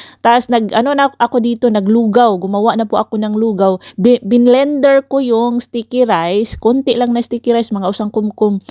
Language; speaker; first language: Filipino; non-native, local second language; Cebuano